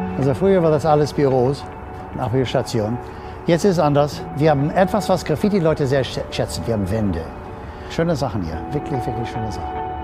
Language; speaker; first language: German; non-native, fluent; English